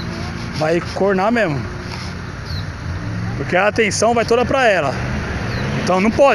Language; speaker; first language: Portuguese; native; Portuguese